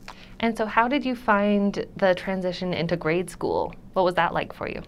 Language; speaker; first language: English; native; English